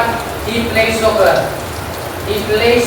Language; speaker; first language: English; non-native, learner; Indonesian